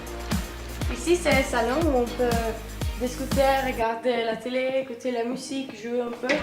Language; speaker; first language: French; non-native, fluent; Spanish